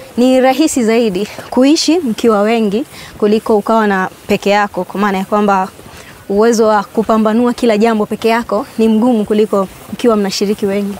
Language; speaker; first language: Swahili; native; Swahili